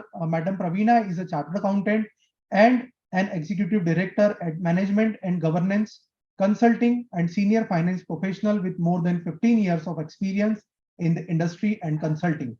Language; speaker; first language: English; non-native, local second language; Hindi